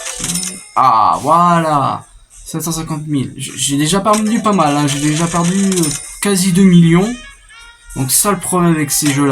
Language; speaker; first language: French; native; French